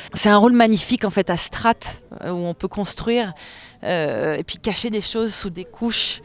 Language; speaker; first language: French; native; French